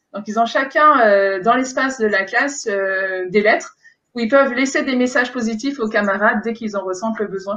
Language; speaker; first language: French; native; French